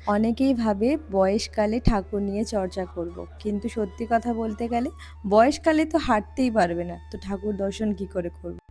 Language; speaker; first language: Bangla; native; Bangla